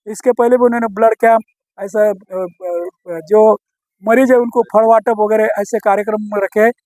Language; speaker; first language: Hindi; non-native, local second language; Marathi